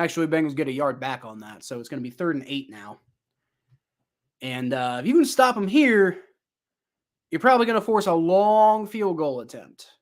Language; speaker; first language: English; native; English